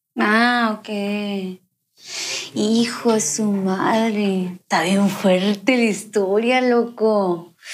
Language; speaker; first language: Spanish; native; Spanish